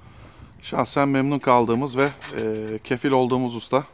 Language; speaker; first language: Turkish; native; Turkish